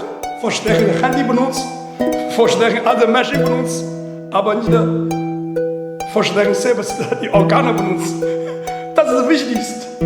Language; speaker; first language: German; non-native, learner; Chinese